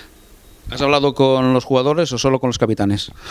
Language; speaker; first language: Spanish; native; Spanish